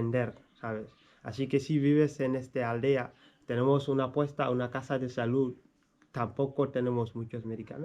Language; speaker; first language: Spanish; non-native, fluent; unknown